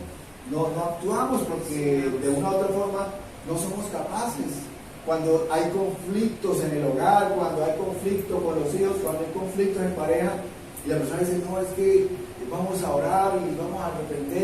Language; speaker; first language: Spanish; native; Spanish